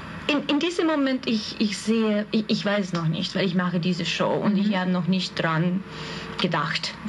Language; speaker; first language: German; non-native, fluent; Hungarian